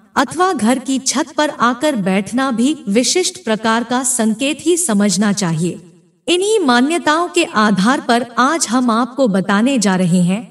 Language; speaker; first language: Hindi; native; Hindi